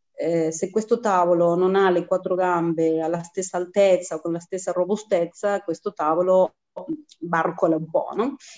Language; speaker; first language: Italian; early bilingual, heritage; Spanish